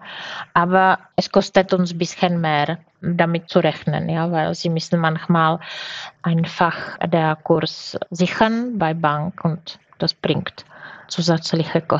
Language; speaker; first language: German; non-native, fluent; Czech